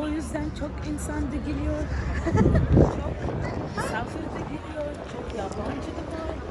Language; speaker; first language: Turkish; non-native, learner; Sinhala